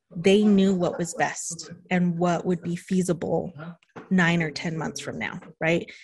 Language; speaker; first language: English; native; English